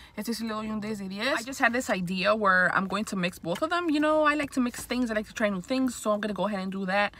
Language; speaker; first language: English; early bilingual, other home language; Spanish